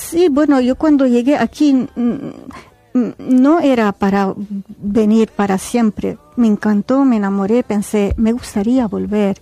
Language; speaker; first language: Spanish; non-native, fluent; Arabic